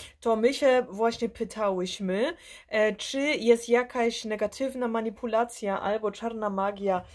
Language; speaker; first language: Polish; early bilingual, heritage; Polish